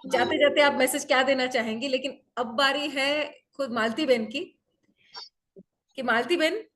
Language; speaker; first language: Hindi; non-native, local second language; Gujarati